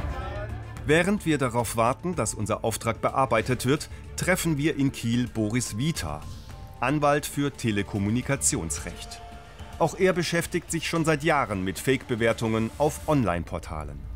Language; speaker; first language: German; native; German